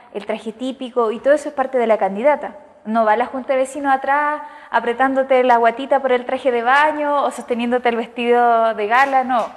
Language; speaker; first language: Spanish; native; Spanish